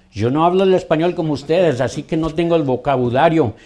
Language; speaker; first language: Spanish; early bilingual, other home language; English